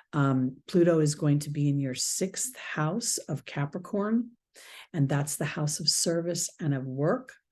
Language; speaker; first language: English; native; English